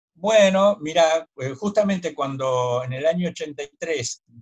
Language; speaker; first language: Spanish; native; Spanish